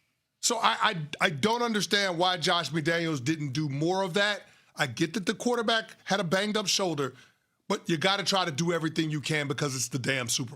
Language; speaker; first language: English; native; English